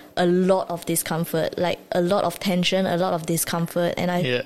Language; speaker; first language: English; native; English